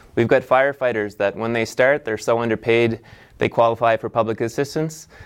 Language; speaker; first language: English; native; English